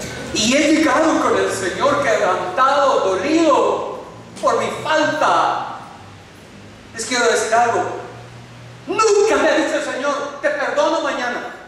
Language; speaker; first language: Spanish; native; Spanish